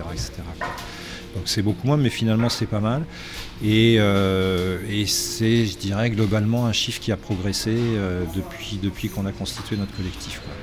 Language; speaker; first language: French; native; French